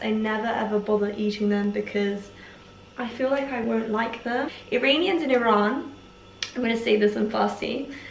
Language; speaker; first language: English; early bilingual, other home language; Persian